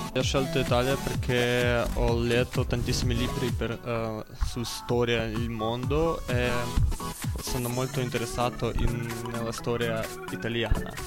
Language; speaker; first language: Italian; non-native, learner; Ukrainian